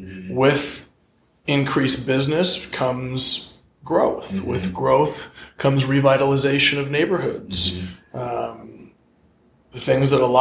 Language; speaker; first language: English; native; English